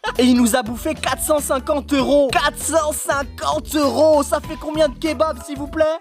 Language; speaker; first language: French; native; French